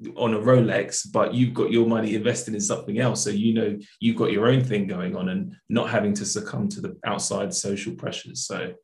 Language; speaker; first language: English; native; English